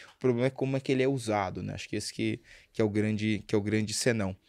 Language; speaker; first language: Portuguese; native; Portuguese